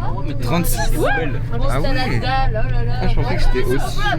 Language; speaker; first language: French; native; French